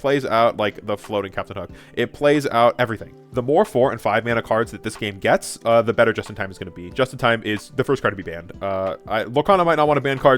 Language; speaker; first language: English; native; English